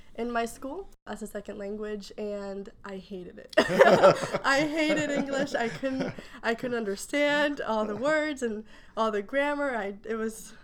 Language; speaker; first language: English; early bilingual, other home language; Spanish